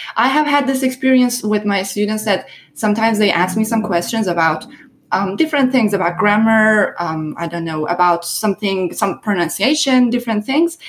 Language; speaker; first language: English; non-native, fluent; Persian